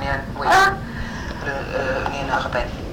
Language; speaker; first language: French; non-native, fluent; Finnish